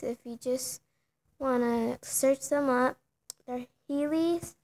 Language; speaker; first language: English; native; English